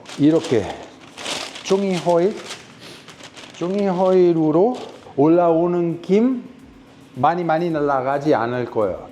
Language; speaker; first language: Korean; non-native, fluent; Italian